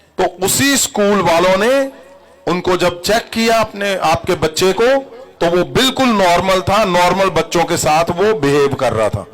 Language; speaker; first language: Hindi; non-native, local second language; Punjabi